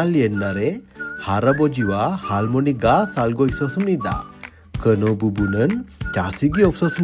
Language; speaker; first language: Korean; non-native, fluent; Sinhala